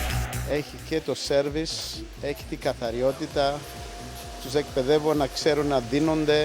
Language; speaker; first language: Greek; early bilingual, heritage; Greek